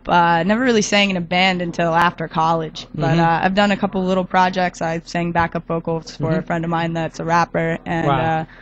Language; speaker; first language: English; native; English